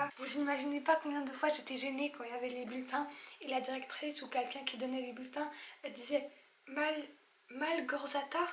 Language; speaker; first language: French; early bilingual, other home language; Polish